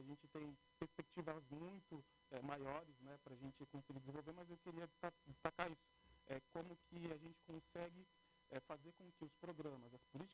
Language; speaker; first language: Portuguese; native; Portuguese